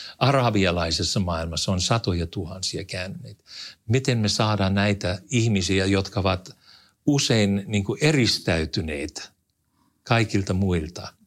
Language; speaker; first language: Finnish; non-native, fluent; English